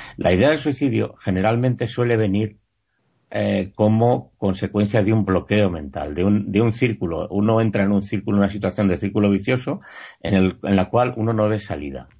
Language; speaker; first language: Spanish; native; Spanish